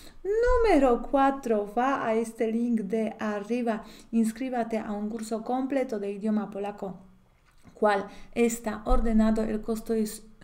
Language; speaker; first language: Spanish; non-native, fluent; Polish